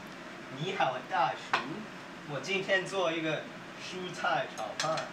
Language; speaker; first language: Chinese; non-native, learner; English